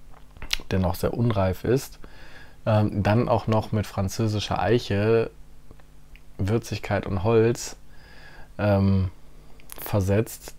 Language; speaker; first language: German; native; German